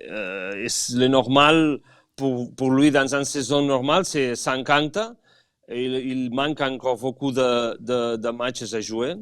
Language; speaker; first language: French; non-native, fluent; Catalan